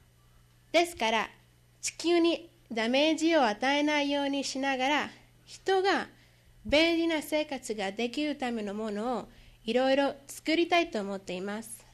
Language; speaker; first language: Japanese; non-native, learner; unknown